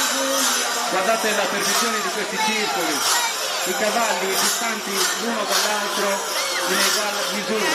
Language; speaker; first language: Italian; native; Italian